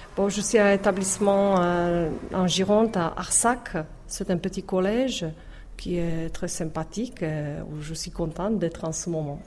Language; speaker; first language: French; non-native, fluent; Czech